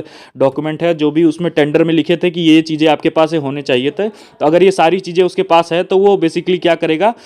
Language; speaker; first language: Hindi; native; Hindi